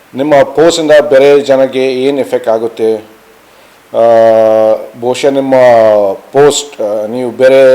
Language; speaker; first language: Kannada; non-native, fluent; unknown